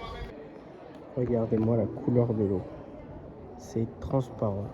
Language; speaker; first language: French; native; French